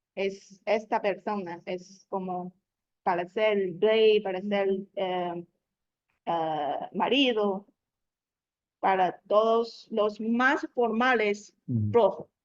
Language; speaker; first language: Spanish; non-native, learner; Chinese